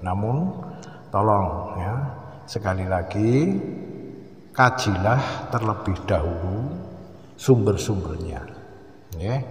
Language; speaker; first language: Indonesian; native; Indonesian